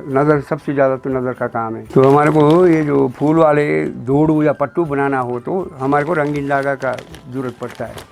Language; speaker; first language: Hindi; non-native, local second language; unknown